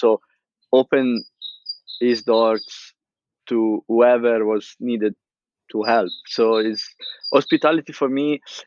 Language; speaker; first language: English; non-native, fluent; Italian